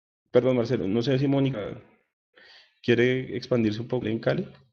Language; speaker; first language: Spanish; native; Spanish